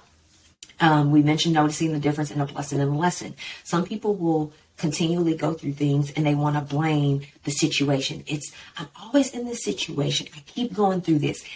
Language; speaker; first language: English; native; English